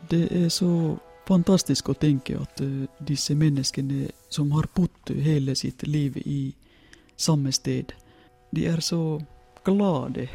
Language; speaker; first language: Norwegian; non-native, fluent; Finnish